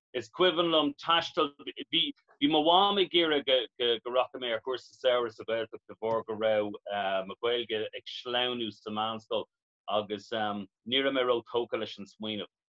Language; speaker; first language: Irish; non-native, local second language; English